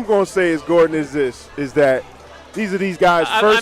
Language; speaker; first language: English; native; English